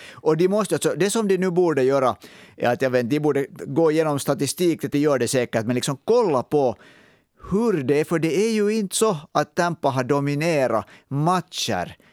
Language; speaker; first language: Swedish; native; Swedish